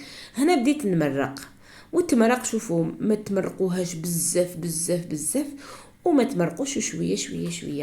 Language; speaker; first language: Arabic; native; Arabic